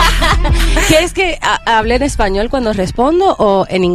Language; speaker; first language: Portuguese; non-native, learner; English